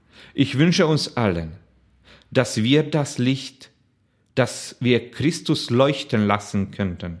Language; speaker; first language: German; non-native, fluent; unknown